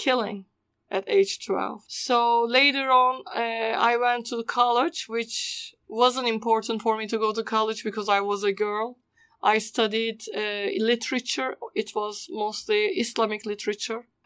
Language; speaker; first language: English; non-native, fluent; Turkish